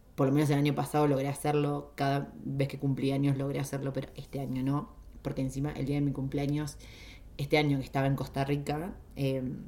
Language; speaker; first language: Spanish; native; Spanish